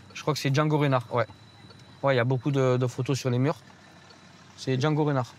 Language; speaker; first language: French; native; French